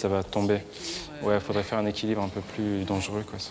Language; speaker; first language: French; native; French